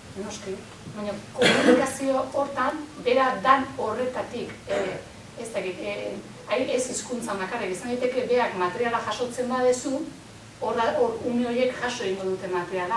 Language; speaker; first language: Basque; native; Basque